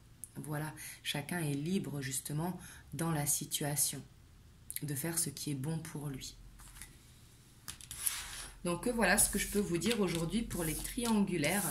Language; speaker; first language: French; native; French